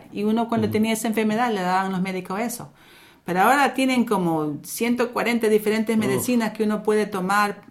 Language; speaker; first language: Spanish; early bilingual, other home language; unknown